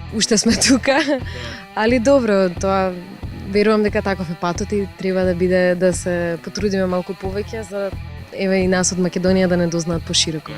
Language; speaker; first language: Macedonian; early bilingual, other home language; Russian